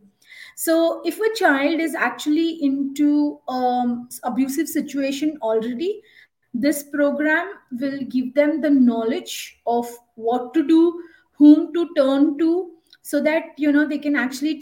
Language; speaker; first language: English; non-native, local second language; Hindi